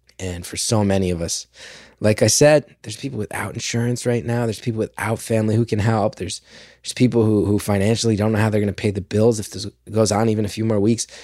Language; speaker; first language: English; native; English